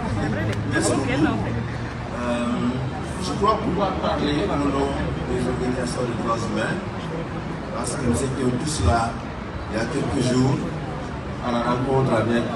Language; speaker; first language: French; non-native, local second language; Wolof